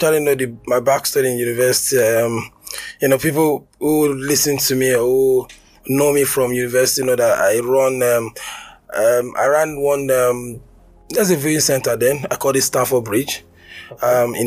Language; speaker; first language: English; non-native, local second language; Yoruba